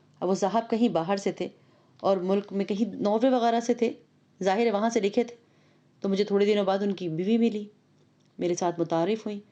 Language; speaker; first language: Urdu; non-native, local second language; Punjabi